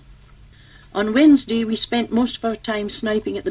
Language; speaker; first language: English; native; English